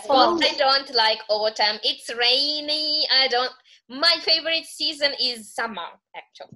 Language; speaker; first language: English; non-native, fluent; Russian